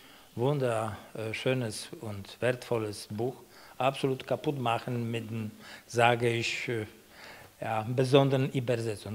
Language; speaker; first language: German; non-native, fluent; Polish